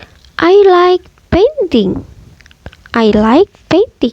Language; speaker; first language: English; non-native, fluent; Indonesian